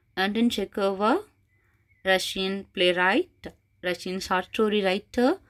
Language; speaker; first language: English; non-native, local second language; Tamil